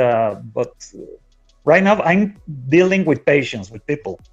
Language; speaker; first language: English; non-native, fluent; Spanish